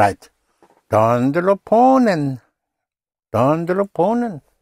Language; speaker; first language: Spanish; non-native, fluent; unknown